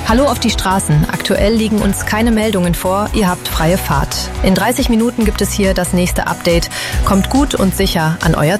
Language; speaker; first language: German; native; German